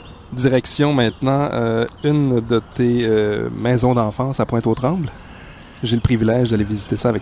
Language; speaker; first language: French; native; French